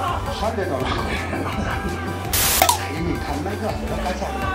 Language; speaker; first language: Korean; native; Korean